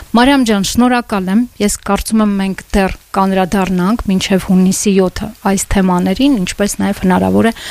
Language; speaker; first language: Armenian; native; Armenian